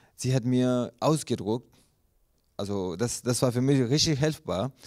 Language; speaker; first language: German; non-native, learner; Urdu